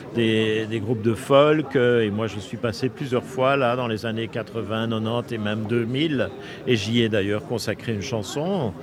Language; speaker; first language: French; native; French